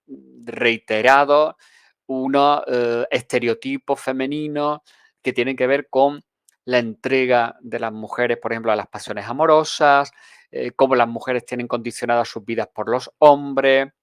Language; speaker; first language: Spanish; native; Spanish